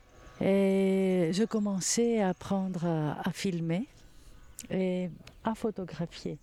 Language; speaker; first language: French; non-native, fluent; Greek